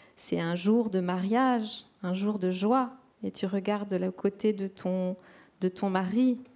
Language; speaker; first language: French; non-native, local second language; Kinyarwanda